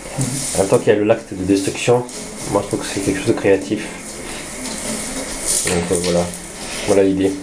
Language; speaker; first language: French; native; French